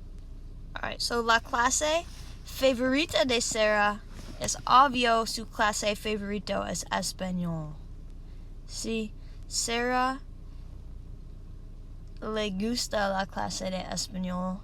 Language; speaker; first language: Spanish; non-native, learner; English